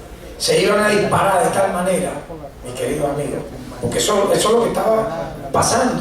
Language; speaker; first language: Spanish; native; Spanish